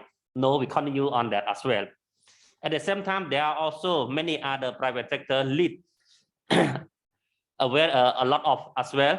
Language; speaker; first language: English; non-native, learner; Khmer